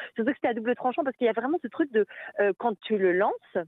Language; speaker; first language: French; native; French